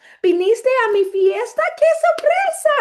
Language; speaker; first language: Spanish; non-native, fluent; English